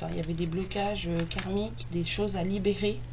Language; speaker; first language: French; native; French